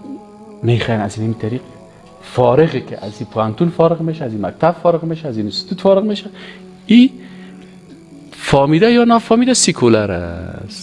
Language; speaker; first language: Persian; native; Persian